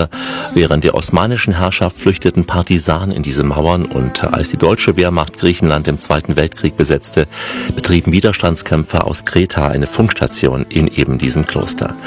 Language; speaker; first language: German; native; German